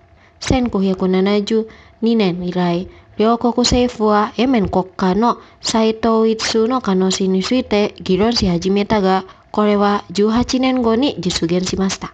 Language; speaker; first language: Japanese; non-native, fluent; Indonesian